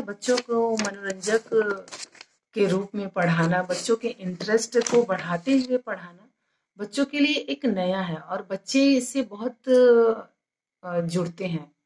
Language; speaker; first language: Hindi; native; Hindi